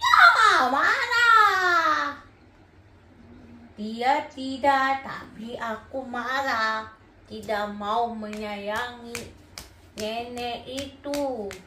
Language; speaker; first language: Indonesian; non-native, learner; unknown